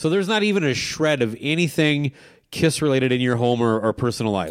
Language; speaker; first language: English; native; English